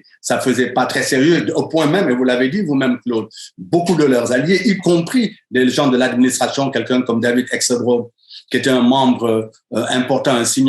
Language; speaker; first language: French; native; French